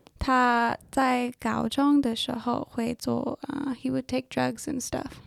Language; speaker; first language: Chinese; early bilingual, heritage; Chinese